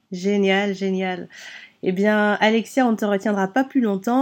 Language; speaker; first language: French; native; French